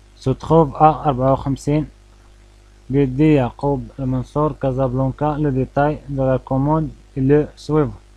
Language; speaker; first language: French; non-native, local second language; Arabic